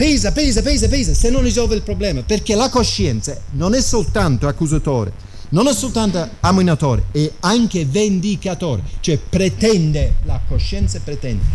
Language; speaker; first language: Italian; non-native, fluent; English